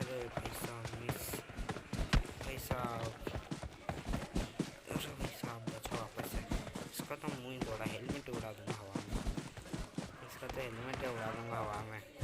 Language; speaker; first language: Hindi; native; Hindi